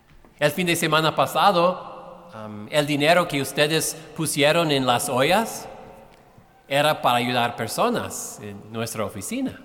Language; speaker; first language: Spanish; non-native, fluent; English